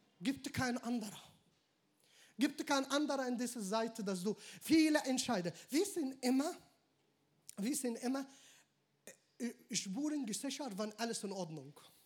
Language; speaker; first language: German; non-native, learner; Arabic